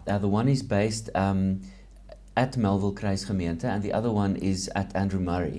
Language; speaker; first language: English; non-native, local second language; Afrikaans